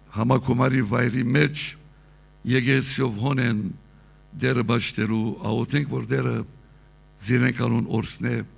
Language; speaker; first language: Armenian; early bilingual, heritage; Armenian